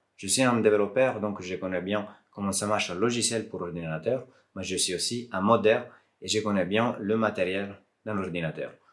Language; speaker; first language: French; non-native, fluent; Italian